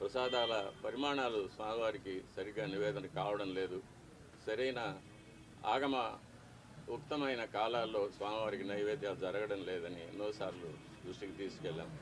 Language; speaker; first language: Telugu; native; Telugu